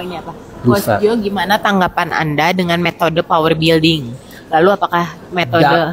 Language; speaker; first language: Indonesian; native; Indonesian